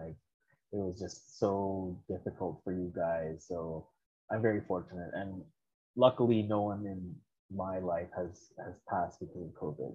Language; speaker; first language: English; early bilingual, other home language; Filipino